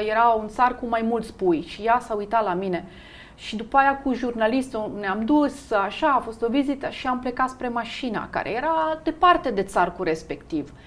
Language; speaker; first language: Romanian; non-native, fluent; Italian